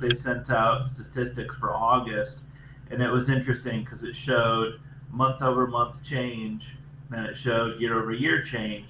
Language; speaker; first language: English; native; English